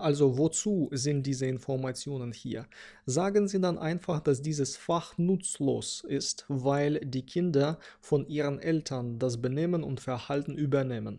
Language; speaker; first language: German; non-native, fluent; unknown